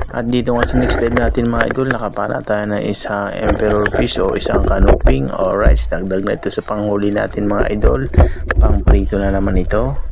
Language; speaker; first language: Filipino; native; Filipino